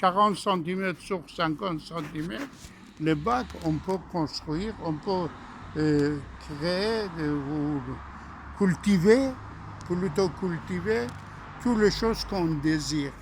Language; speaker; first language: French; non-native, fluent; Persian